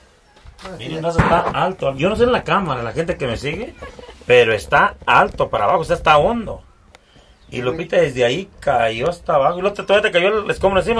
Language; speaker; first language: Spanish; native; Spanish